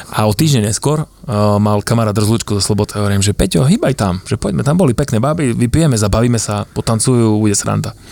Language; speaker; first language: Slovak; native; Slovak